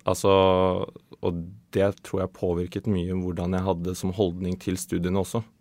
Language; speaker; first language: Norwegian; early bilingual, other home language; Swedish